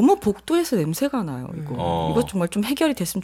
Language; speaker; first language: Korean; native; Korean